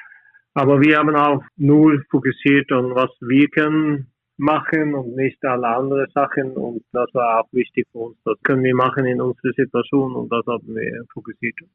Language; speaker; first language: German; non-native, fluent; Norwegian